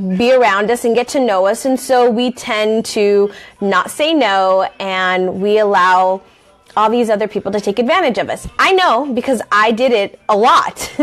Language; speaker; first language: English; native; English